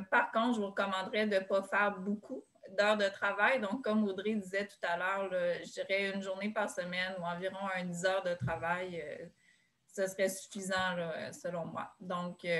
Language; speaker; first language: French; native; French